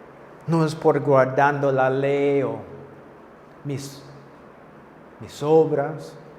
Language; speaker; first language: Spanish; non-native, fluent; English